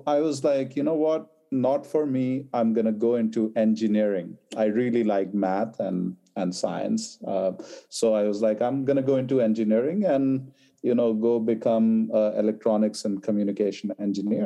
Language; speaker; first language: English; non-native, local second language; Hindi